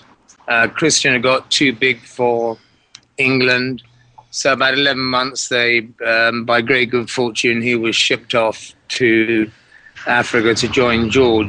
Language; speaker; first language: English; native; English